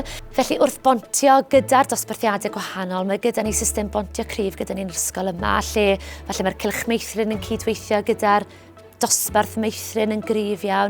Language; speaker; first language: Welsh; native; Welsh